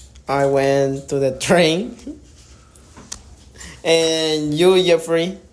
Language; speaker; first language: English; non-native, learner; Spanish